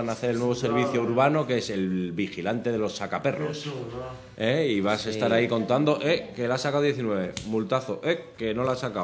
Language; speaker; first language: Spanish; native; Spanish